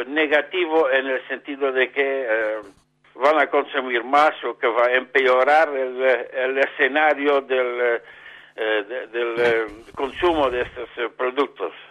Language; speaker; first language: Spanish; non-native, fluent; Dutch